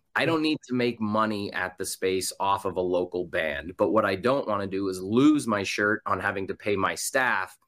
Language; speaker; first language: English; native; English